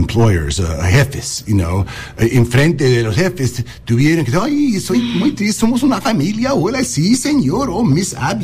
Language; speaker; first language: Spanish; non-native, learner; English